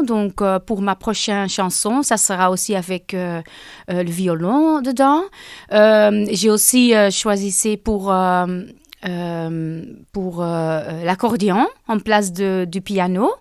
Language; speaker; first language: French; non-native, local second language; Dutch